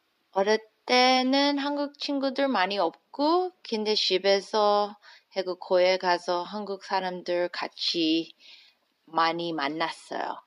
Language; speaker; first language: Korean; early bilingual, heritage; Korean